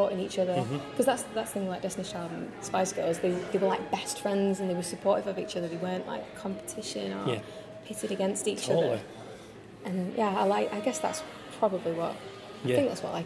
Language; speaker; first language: English; native; English